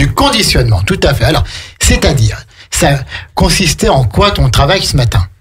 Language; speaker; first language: French; native; French